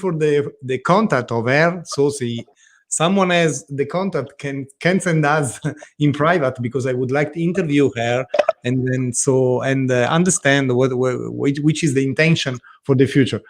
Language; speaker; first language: English; non-native, learner; Italian